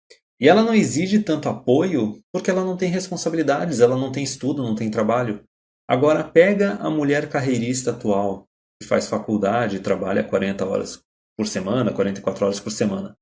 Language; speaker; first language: Portuguese; native; Portuguese